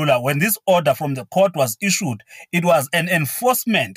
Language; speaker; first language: English; non-native, local second language; Xhosa